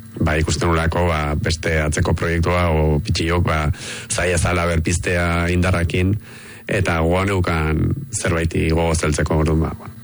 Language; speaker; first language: Basque; native; Basque